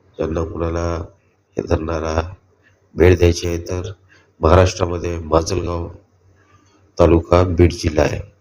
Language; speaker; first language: Marathi; native; Marathi